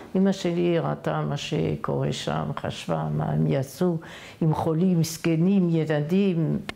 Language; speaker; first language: Hebrew; non-native, fluent; French